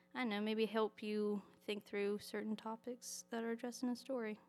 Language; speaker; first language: English; native; English